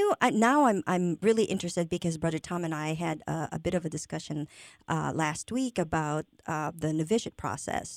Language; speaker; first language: English; non-native, local second language; Filipino